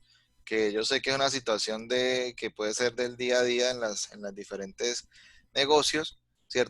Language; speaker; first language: Spanish; native; Spanish